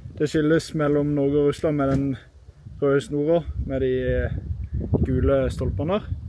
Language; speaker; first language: Norwegian; native; Norwegian